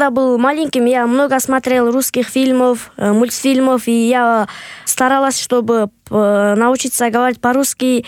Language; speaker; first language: Russian; non-native, local second language; Kyrgyz